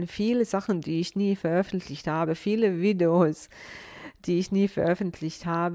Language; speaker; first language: German; non-native, fluent; Bosnian